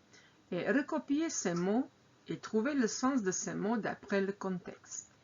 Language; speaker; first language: French; non-native, fluent; Croatian